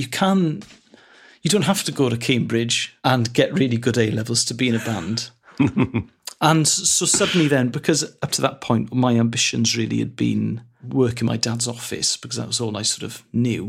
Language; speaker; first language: English; non-native, local second language; Welsh